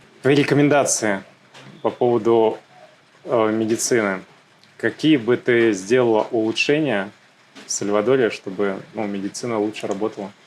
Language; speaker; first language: Russian; native; Russian